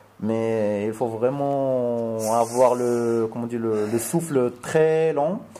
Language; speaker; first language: French; non-native, local second language; Arabic